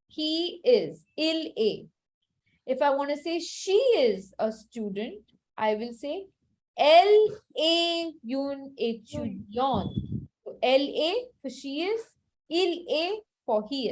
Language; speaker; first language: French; non-native, fluent; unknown